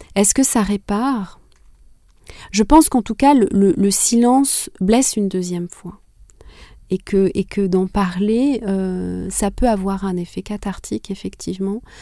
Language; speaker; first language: French; non-native, local second language; Kinyarwanda